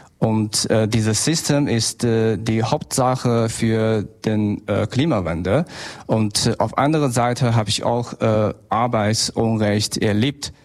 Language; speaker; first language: German; non-native, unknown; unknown